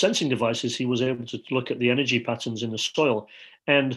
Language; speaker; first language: English; native; English